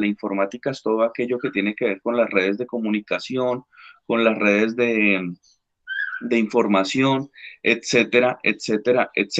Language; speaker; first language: Spanish; native; Spanish